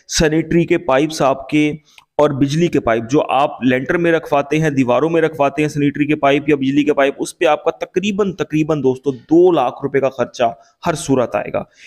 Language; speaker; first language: Urdu; native; Urdu